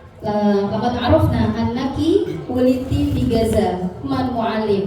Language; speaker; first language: Arabic; non-native, learner; Indonesian